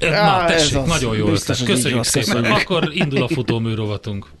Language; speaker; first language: Hungarian; native; Hungarian